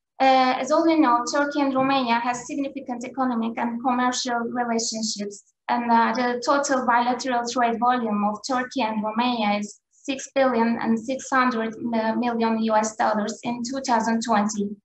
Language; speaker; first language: English; non-native, fluent; Turkish